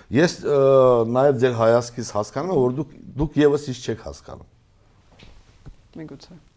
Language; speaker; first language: Armenian; native; Armenian